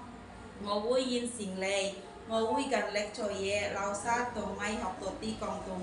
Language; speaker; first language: Cantonese; non-native, learner; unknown